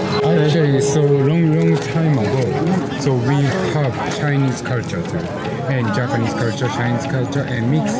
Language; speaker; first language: English; non-native, learner; Japanese